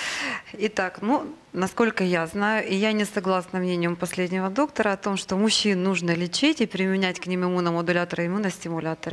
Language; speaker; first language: Russian; native; Russian